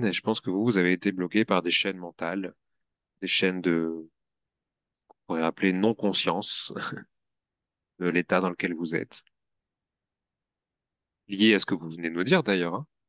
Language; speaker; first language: French; native; French